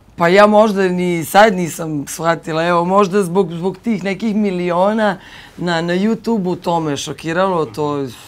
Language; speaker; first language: Serbian; early bilingual, heritage; Bosnian